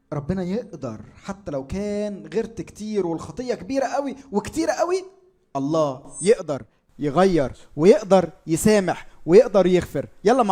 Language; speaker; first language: Arabic; native; Arabic